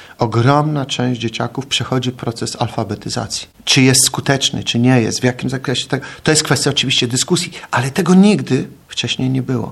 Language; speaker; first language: Polish; native; Polish